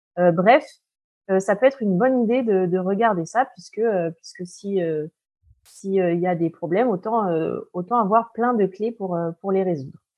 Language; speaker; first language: French; native; French